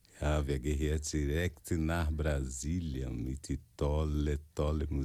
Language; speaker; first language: German; non-native, fluent; Portuguese